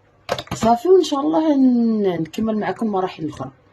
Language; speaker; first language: Arabic; native; Arabic